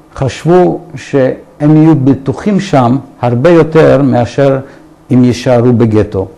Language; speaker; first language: Hebrew; early bilingual, other home language; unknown